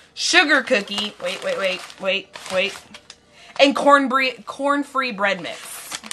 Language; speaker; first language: English; native; English